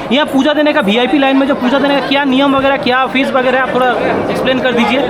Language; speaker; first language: Hindi; non-native, local second language; Bangla